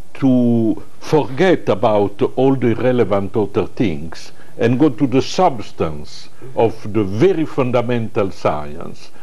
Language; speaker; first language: English; non-native, fluent; Italian